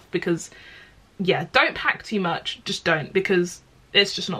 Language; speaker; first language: English; native; English